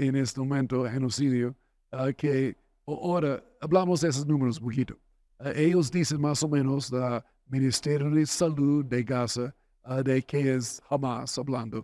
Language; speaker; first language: Spanish; non-native, fluent; English